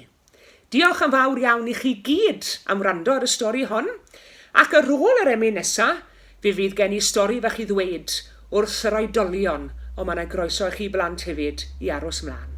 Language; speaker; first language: Welsh; native; Welsh